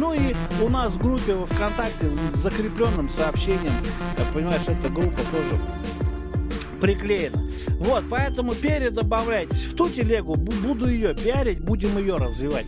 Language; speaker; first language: Russian; native; Russian